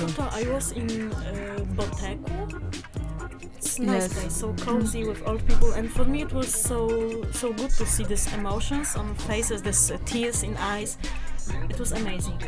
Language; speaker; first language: English; non-native, learner; Polish